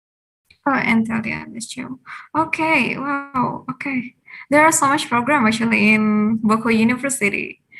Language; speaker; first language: English; non-native, fluent; Indonesian